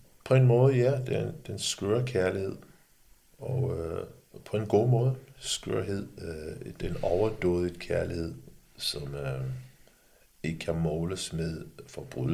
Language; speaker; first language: Danish; early bilingual, other home language; English